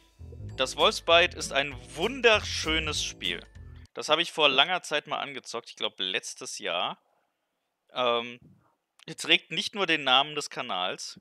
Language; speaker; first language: German; native; German